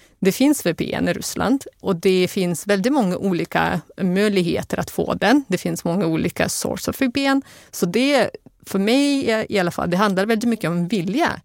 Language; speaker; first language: Swedish; non-native, fluent; Russian